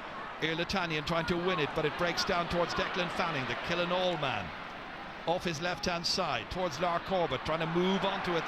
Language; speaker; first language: English; native; English